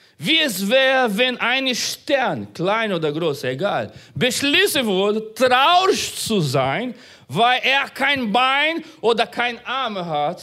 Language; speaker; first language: German; non-native, fluent; Portuguese